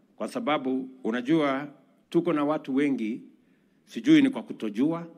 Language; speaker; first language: Swahili; non-native, local second language; Kalenjin